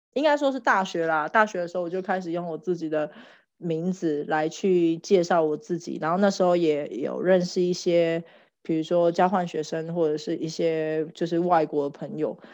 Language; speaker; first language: Chinese; native; Chinese